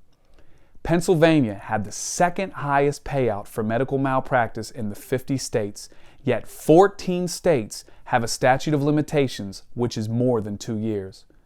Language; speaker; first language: English; native; English